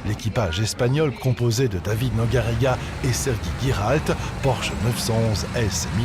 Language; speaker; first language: French; native; French